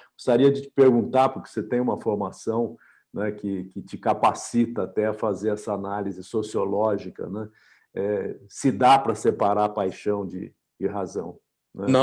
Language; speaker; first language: Portuguese; native; Portuguese